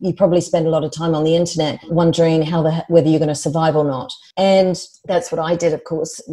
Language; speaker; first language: English; native; English